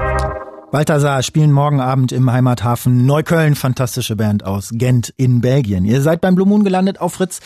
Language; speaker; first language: German; native; German